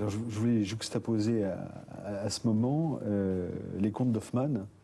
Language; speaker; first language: French; native; French